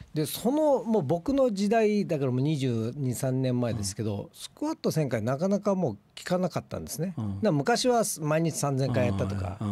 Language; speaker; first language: Japanese; native; Japanese